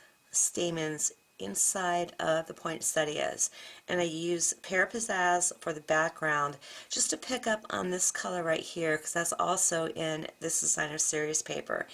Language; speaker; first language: English; native; English